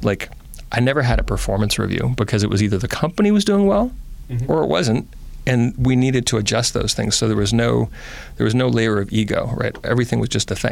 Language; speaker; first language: English; native; English